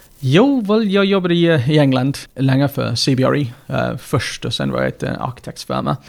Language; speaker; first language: Swedish; non-native, fluent; English